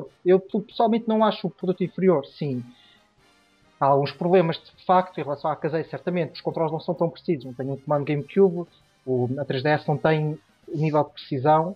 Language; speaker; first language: Portuguese; native; Portuguese